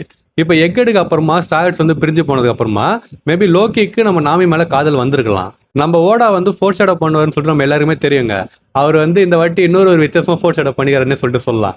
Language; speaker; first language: Tamil; native; Tamil